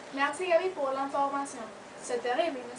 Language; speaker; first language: French; non-native, learner; Spanish